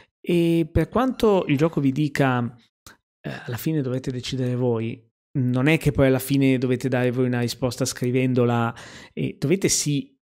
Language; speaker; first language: Italian; native; Italian